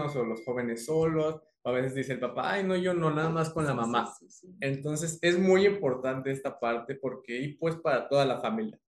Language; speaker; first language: Spanish; native; Spanish